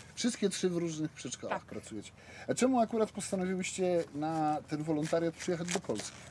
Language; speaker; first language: Polish; native; Polish